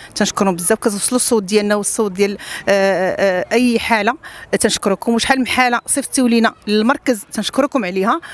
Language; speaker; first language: Arabic; native; Arabic